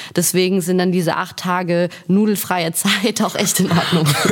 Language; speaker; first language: German; native; German